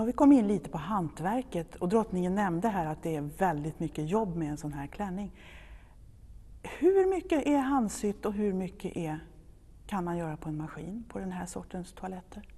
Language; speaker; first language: Swedish; native; Swedish